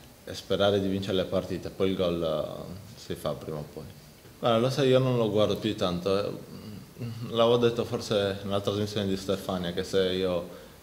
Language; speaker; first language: Italian; native; Italian